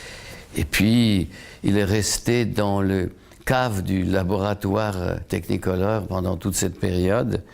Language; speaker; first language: French; non-native, fluent; Polish